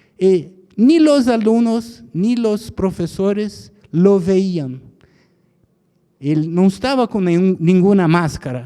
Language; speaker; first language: Spanish; non-native, fluent; Portuguese